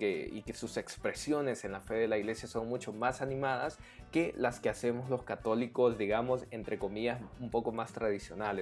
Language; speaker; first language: Spanish; native; Spanish